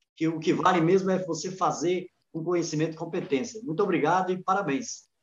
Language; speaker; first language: Portuguese; native; Portuguese